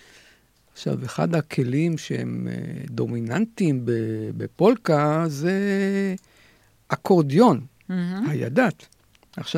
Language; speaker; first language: Hebrew; native; Hebrew